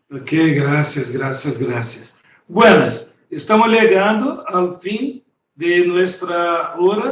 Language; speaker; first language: Spanish; non-native, learner; Portuguese